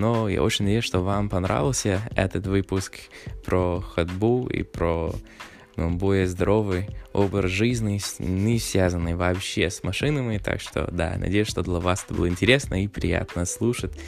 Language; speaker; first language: Russian; non-native, fluent; English